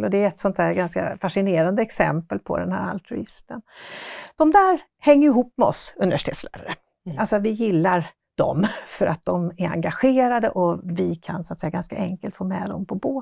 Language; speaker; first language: Swedish; native; Swedish